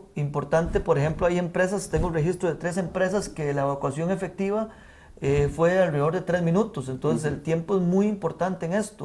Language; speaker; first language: Spanish; native; Spanish